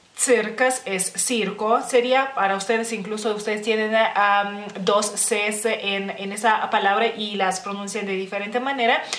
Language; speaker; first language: Spanish; non-native, fluent; Lithuanian